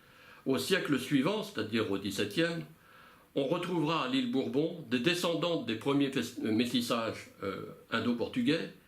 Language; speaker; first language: French; native; French